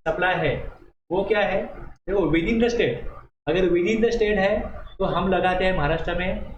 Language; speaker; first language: Hindi; non-native, local second language; Marathi